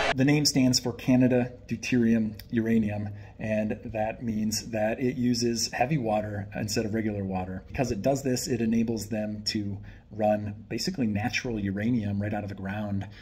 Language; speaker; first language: English; native; English